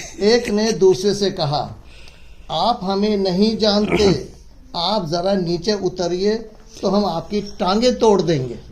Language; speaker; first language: Urdu; native; Urdu